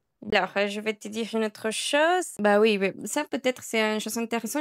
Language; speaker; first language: French; non-native, learner; Spanish